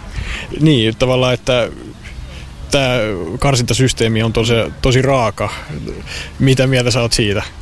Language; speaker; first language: Finnish; native; Finnish